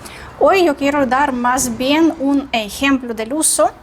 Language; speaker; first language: Spanish; non-native, fluent; Russian